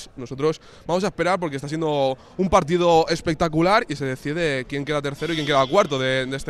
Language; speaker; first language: Spanish; native; Spanish